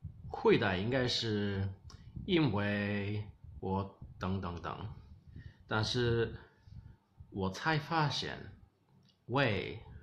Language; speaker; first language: Chinese; non-native, learner; English